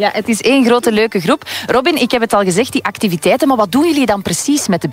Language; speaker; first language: Dutch; native; Dutch